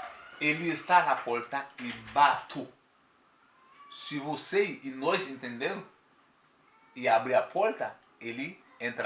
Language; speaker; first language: Portuguese; non-native, learner; Haitian Creole